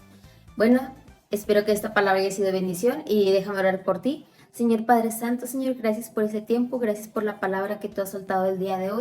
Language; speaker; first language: Spanish; native; Spanish